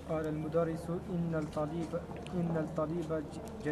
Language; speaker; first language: Arabic; non-native, learner; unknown